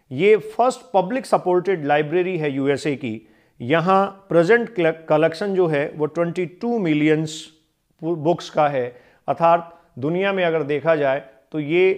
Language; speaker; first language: Hindi; native; Hindi